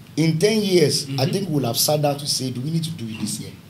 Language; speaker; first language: English; non-native, local second language; Yoruba